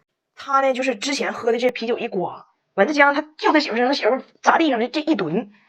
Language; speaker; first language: Chinese; native; Chinese